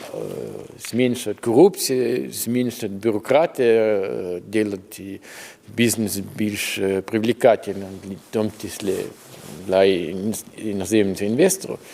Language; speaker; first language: Russian; non-native, learner; German